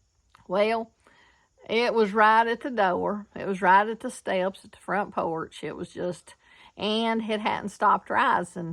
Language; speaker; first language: English; native; English